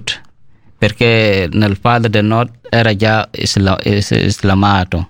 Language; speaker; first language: Italian; non-native, learner; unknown